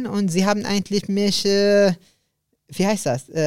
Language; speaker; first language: German; non-native, learner; Arabic